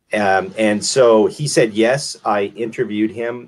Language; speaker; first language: English; native; English